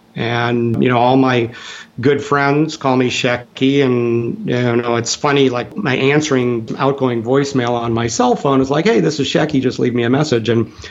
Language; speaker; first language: English; native; English